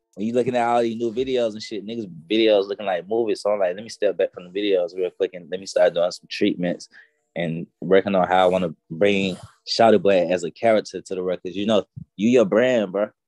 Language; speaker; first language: English; native; English